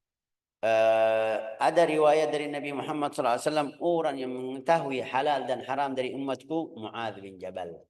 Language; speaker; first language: Indonesian; non-native, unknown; Arabic